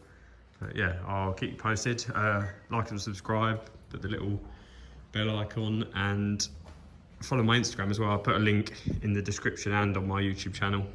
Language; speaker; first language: English; native; English